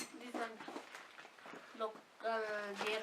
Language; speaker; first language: English; non-native, learner; Ladakhi